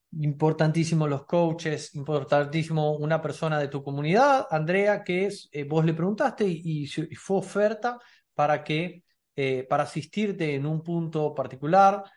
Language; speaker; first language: Spanish; native; Spanish